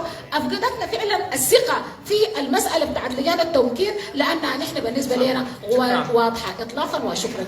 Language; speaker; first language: Arabic; native; Arabic